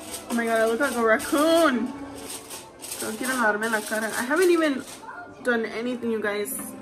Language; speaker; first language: English; early bilingual, other home language; Spanish